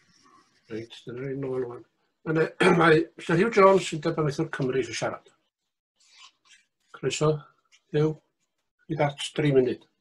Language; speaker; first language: Welsh; native; Welsh